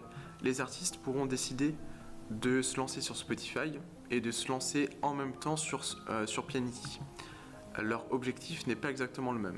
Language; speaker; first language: French; native; French